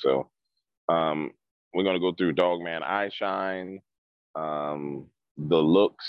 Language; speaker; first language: English; native; English